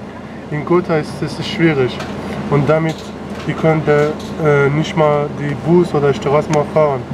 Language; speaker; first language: German; non-native, learner; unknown